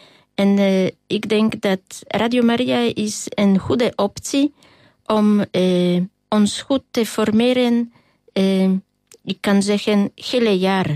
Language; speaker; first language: Dutch; non-native, fluent; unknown